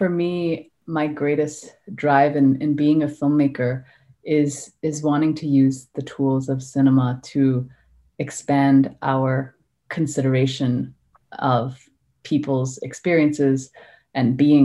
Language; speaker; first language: English; non-native, local second language; Cantonese